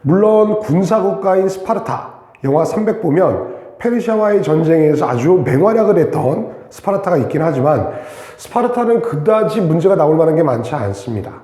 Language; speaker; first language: Korean; native; Korean